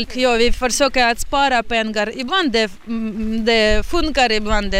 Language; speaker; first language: Swedish; non-native, learner; Ukrainian